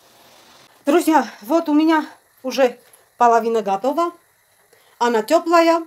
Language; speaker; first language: Russian; non-native, fluent; Armenian